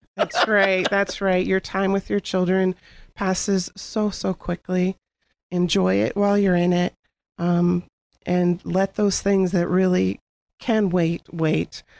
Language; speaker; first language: English; native; English